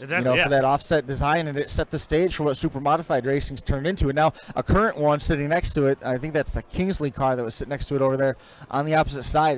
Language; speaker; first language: English; native; English